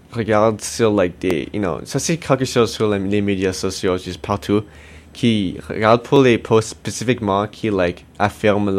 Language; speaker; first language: French; non-native, local second language; English